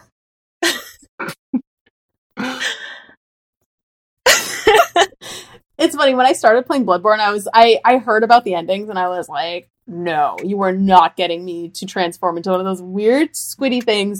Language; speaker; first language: English; native; English